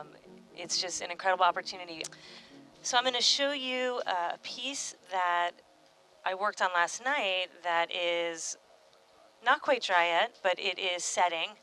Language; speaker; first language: English; native; English